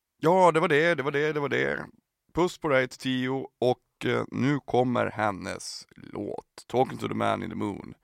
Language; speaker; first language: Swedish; native; Swedish